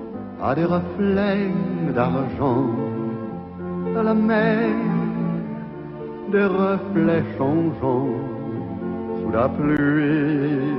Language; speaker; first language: French; native; French